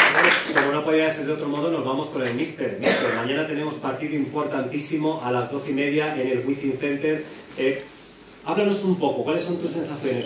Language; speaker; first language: Spanish; native; Spanish